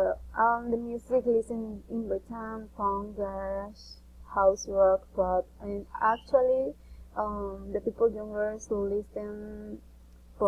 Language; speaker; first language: English; non-native, learner; Spanish